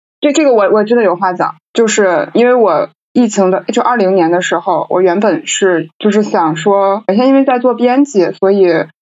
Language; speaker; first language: Chinese; native; Chinese